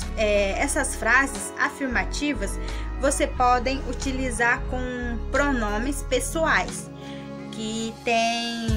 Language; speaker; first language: Portuguese; non-native, local second language; Guarani